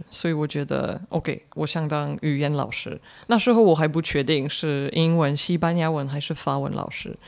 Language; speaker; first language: Chinese; non-native, fluent; French